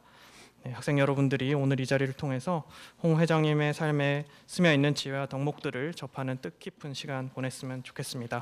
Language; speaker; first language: Korean; native; Korean